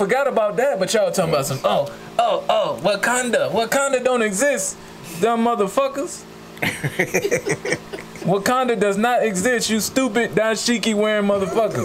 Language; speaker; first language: English; native; English